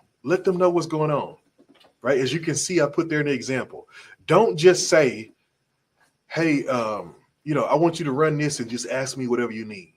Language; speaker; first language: English; native; English